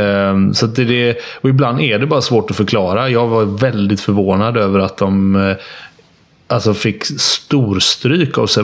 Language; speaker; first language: Swedish; native; Swedish